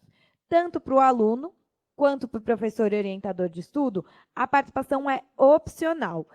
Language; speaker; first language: Portuguese; native; Portuguese